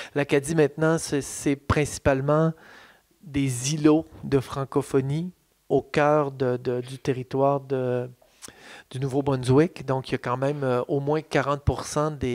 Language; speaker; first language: French; native; French